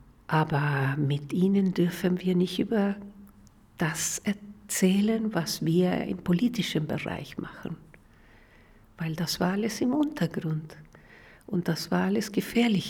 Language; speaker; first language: German; non-native, fluent; Spanish